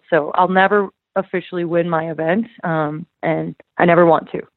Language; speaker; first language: English; native; English